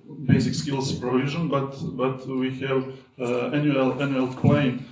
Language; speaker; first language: English; non-native, learner; Serbian